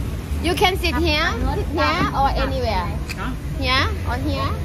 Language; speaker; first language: English; non-native, learner; Thai